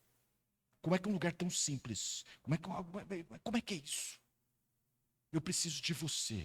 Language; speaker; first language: Portuguese; native; Portuguese